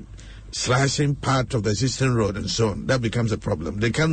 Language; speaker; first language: English; non-native, local second language; Akan